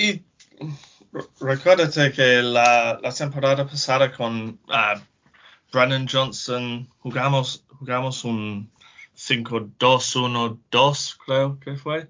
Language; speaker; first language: Spanish; non-native, learner; English